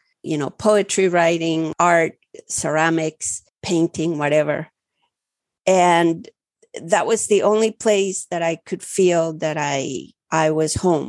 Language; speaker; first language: English; early bilingual, other home language; Spanish